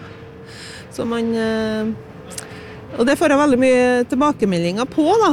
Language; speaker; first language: Norwegian; native; Norwegian